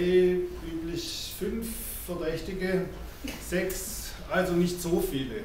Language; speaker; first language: German; native; German